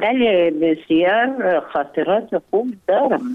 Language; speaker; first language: Persian; non-native, fluent; Arabic